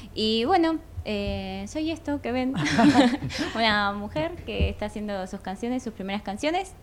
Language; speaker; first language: Spanish; native; Spanish